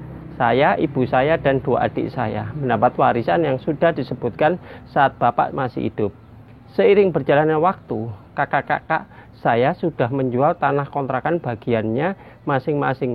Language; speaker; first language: Indonesian; native; Indonesian